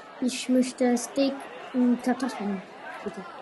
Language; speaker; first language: German; non-native, learner; English